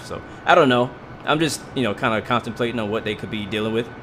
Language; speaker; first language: English; native; English